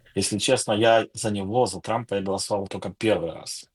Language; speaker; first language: Russian; non-native, local second language; Ukrainian